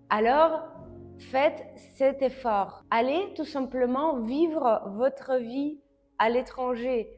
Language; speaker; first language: French; non-native, fluent; Russian